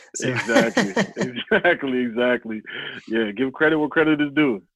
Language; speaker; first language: English; native; English